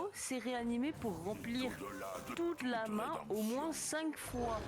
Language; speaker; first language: French; native; French